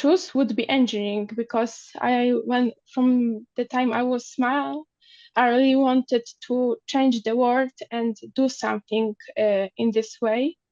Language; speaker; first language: English; non-native, learner; Polish